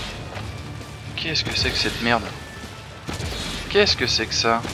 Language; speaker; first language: French; native; French